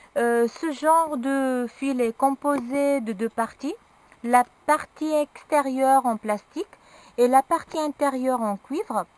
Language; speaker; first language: French; non-native, local second language; Arabic